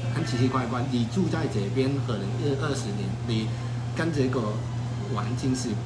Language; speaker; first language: Chinese; non-native, fluent; Cantonese